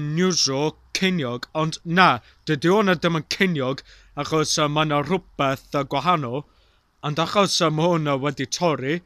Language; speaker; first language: Welsh; non-native, learner; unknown